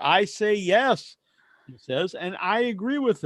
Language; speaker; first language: English; native; English